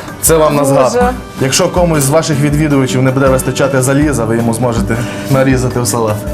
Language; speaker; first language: Ukrainian; native; Ukrainian